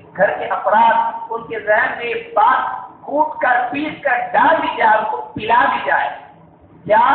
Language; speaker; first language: Urdu; native; Urdu